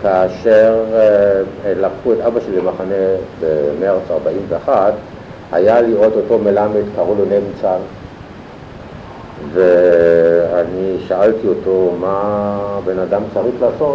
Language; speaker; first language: Hebrew; non-native, fluent; German